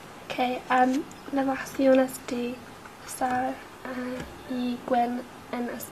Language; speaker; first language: Spanish; non-native, learner; English